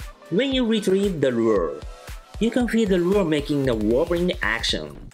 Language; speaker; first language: English; non-native, fluent; Japanese